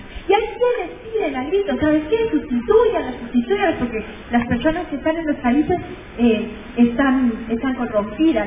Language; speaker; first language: Spanish; native; Spanish